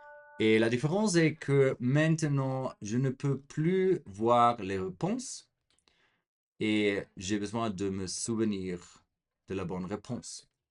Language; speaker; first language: French; non-native, fluent; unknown